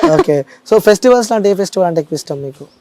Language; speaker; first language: Telugu; native; Telugu